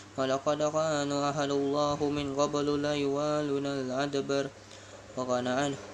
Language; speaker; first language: Arabic; non-native, learner; Indonesian